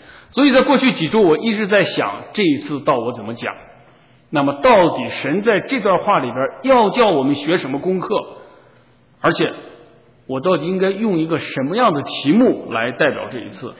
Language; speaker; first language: Chinese; native; Chinese